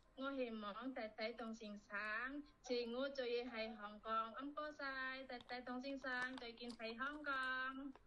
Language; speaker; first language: Cantonese; non-native, learner; Indonesian